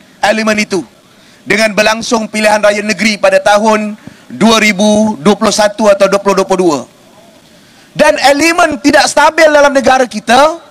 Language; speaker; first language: Malay; native; Malay